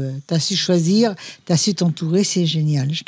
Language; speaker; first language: French; native; French